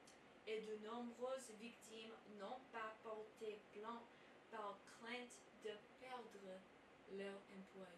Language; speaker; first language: French; non-native, learner; English